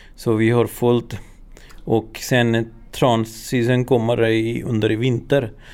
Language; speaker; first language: Swedish; non-native, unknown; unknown